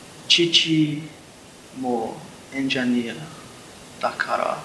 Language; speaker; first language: Japanese; non-native, learner; English